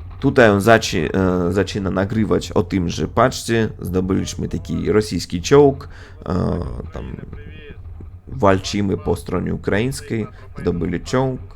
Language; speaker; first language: Polish; non-native, fluent; Russian